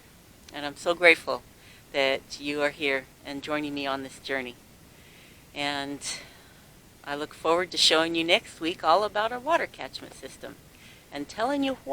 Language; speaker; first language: English; native; English